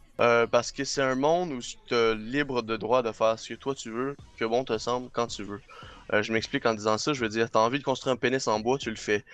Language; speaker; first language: French; non-native, local second language; English